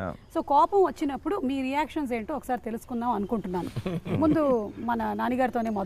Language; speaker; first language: Telugu; native; Telugu